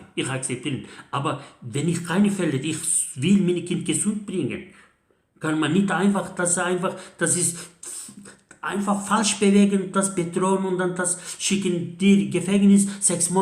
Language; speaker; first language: German; non-native, learner; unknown